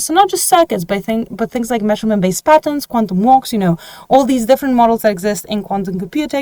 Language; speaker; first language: English; non-native, fluent; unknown